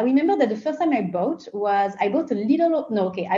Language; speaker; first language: English; non-native, fluent; French